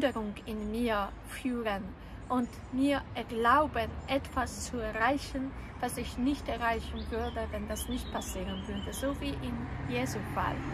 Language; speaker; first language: German; non-native, fluent; Polish